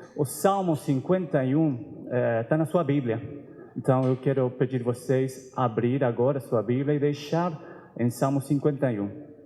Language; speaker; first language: Portuguese; non-native, fluent; Spanish